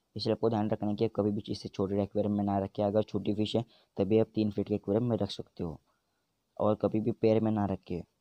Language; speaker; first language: Hindi; native; Hindi